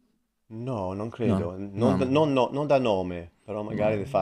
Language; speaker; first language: Italian; non-native, learner; English